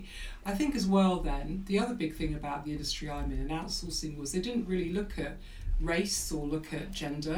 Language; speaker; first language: English; native; English